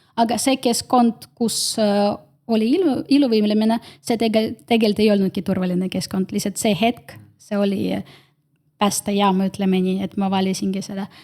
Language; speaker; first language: Estonian; non-native, local second language; Russian